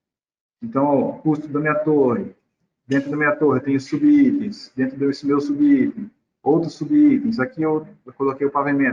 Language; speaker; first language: Portuguese; native; Portuguese